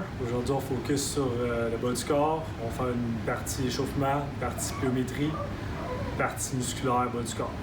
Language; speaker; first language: French; native; French